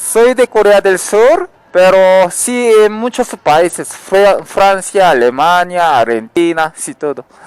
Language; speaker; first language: Spanish; non-native, learner; Korean